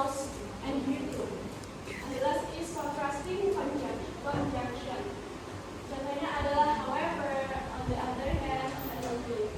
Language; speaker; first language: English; non-native, learner; Indonesian